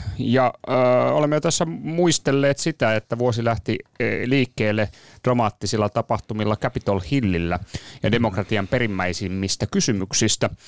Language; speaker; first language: Finnish; native; Finnish